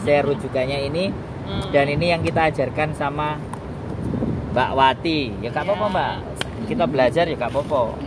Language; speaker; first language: Indonesian; non-native, local second language; Javanese